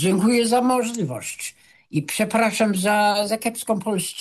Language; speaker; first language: Polish; non-native, fluent; English